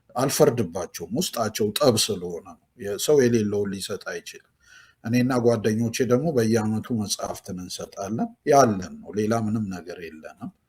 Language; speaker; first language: Amharic; native; Amharic